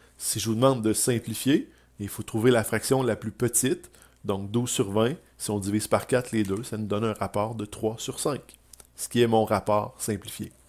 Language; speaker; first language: French; native; French